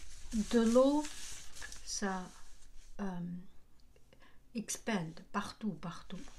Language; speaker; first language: French; non-native, learner; Chinese